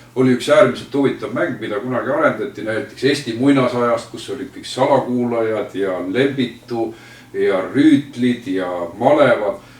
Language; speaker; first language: Estonian; native; Estonian